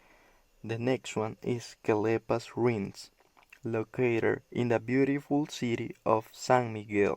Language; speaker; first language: English; non-native, learner; Spanish